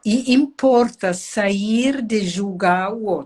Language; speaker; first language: Portuguese; non-native, fluent; German